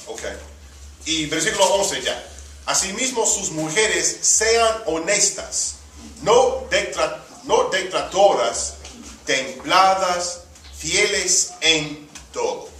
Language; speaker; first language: Spanish; early bilingual, heritage; Spanish